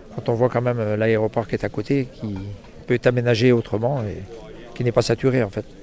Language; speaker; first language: French; native; French